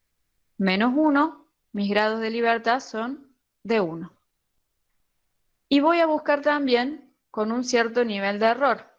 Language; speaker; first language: Spanish; native; Spanish